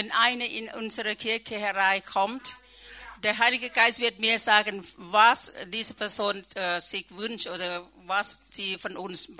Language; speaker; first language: German; non-native, learner; Thai